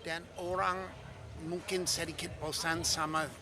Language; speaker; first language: Indonesian; non-native, learner; English